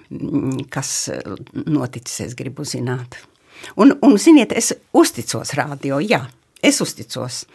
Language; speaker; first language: Latvian; native; Latvian